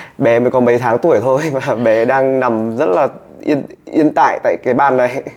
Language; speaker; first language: Vietnamese; native; Vietnamese